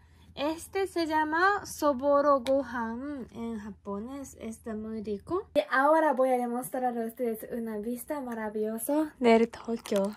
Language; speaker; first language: Spanish; non-native, learner; Japanese